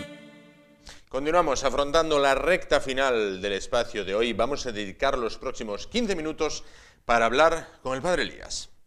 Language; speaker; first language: Spanish; native; Spanish